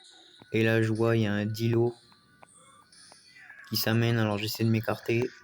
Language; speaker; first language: French; native; French